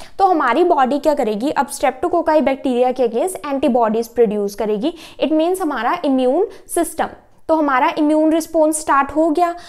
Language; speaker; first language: Hindi; native; Hindi